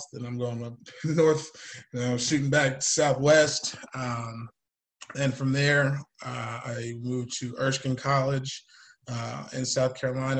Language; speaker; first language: English; native; English